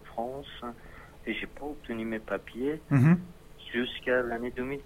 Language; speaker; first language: French; non-native, learner; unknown